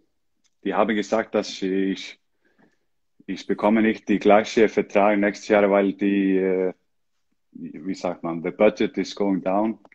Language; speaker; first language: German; non-native, learner; Icelandic